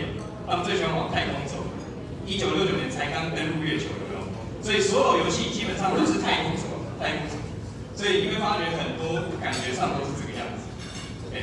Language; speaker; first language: Chinese; native; Chinese